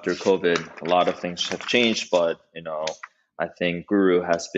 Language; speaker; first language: English; non-native, fluent; Korean